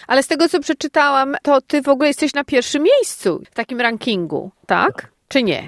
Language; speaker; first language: Polish; native; Polish